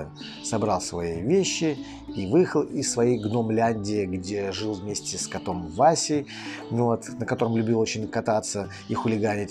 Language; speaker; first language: Russian; native; Russian